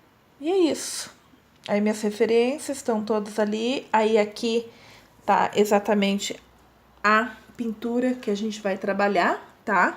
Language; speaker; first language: Portuguese; native; Portuguese